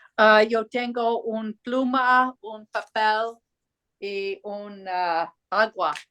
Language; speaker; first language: Spanish; non-native, learner; English